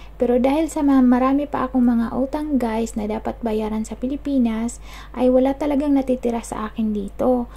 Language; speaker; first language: Filipino; non-native, local second language; Cebuano